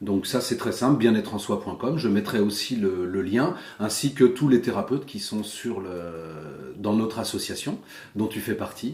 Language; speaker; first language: French; native; French